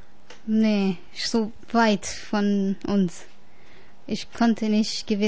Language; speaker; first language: German; non-native, learner; Punjabi